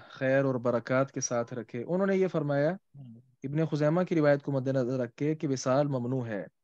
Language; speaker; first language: Urdu; native; Urdu